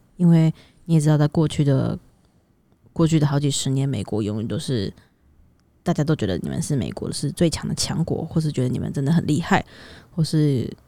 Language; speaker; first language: Chinese; native; Chinese